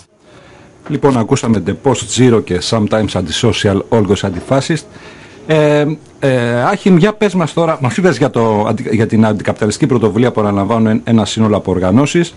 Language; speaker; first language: Greek; native; Greek